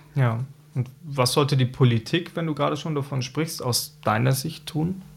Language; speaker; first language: German; native; German